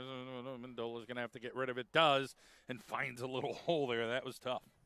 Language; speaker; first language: English; native; English